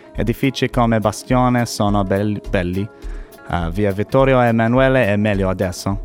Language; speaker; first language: Italian; non-native, learner; English